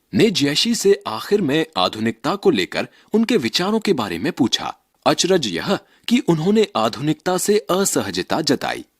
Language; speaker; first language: Hindi; native; Hindi